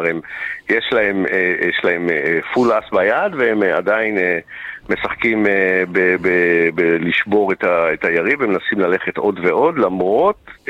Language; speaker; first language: Hebrew; non-native, local second language; English